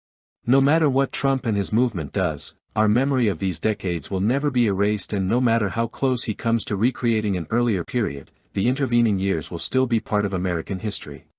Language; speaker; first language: English; native; English